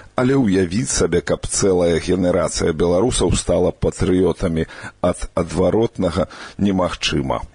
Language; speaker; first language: Belarusian; native; Belarusian